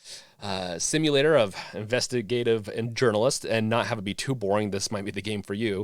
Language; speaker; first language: English; native; English